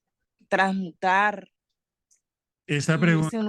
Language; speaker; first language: Spanish; native; Spanish